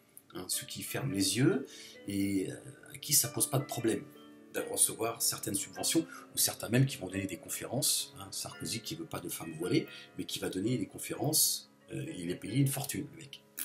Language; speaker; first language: French; native; French